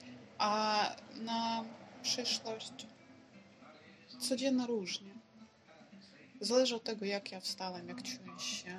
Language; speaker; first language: Polish; non-native, learner; Ukrainian